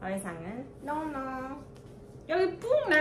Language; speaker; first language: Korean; non-native, learner; English